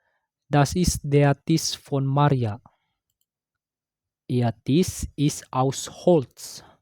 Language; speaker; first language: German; non-native, fluent; Indonesian